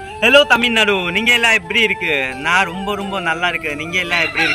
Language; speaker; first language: Tamil; non-native, learner; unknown